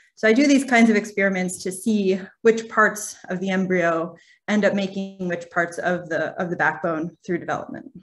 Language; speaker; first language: English; native; English